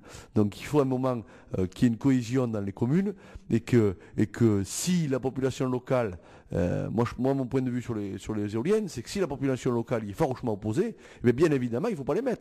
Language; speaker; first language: French; native; French